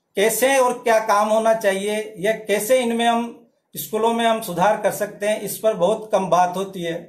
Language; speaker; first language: Hindi; native; Hindi